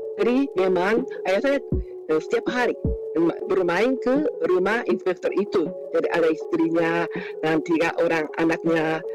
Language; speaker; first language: Malay; non-native, fluent; Japanese